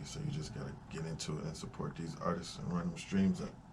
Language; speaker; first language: English; native; English